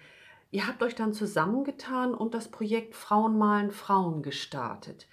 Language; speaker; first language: German; native; German